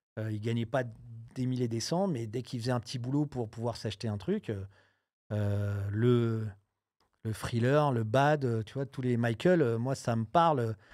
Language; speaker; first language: French; native; French